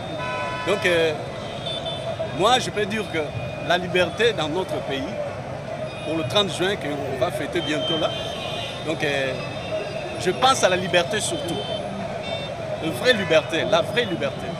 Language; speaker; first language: French; non-native, local second language; Lingala